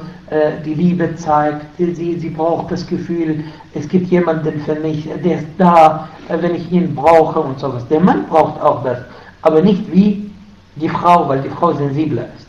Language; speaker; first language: German; non-native, fluent; Arabic